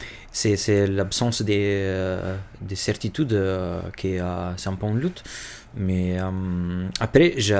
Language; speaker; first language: French; non-native, fluent; Albanian